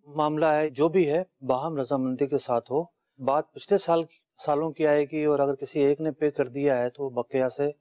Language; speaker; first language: Urdu; native; Urdu